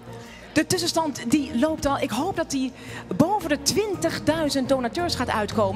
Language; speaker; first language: Dutch; native; Dutch